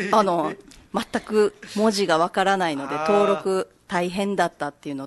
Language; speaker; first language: Japanese; native; Japanese